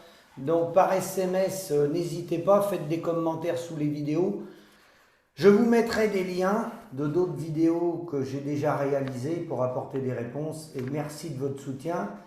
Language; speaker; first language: French; native; French